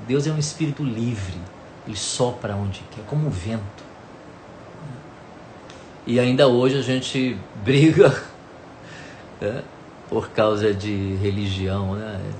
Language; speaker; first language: Portuguese; native; Portuguese